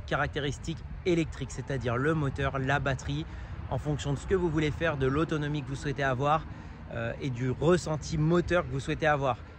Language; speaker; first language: French; native; French